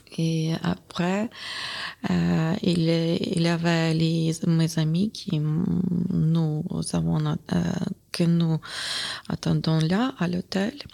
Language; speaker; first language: French; non-native, learner; Ukrainian